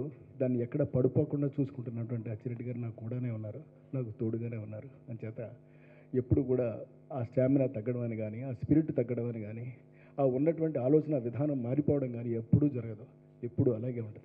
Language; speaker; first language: Telugu; native; Telugu